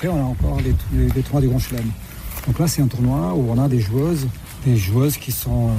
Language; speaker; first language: French; non-native, fluent; Portuguese